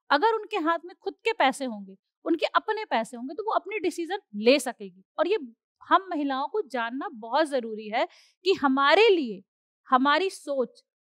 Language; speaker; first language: Hindi; native; Hindi